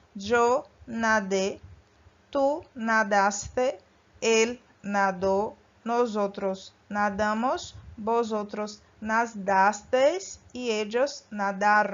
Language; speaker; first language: Spanish; non-native, fluent; Portuguese